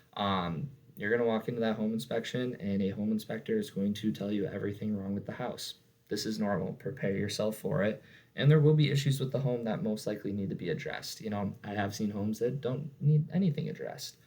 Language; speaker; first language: English; native; English